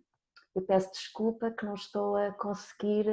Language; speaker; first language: Portuguese; native; Portuguese